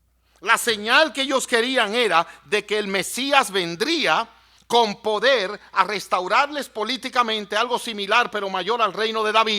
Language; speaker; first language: Spanish; native; Spanish